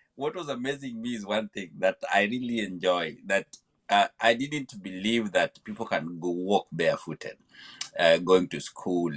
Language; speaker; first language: English; non-native, local second language; Luo (Kenya and Tanzania)